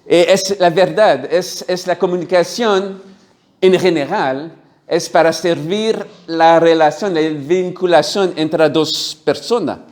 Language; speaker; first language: Spanish; non-native, learner; French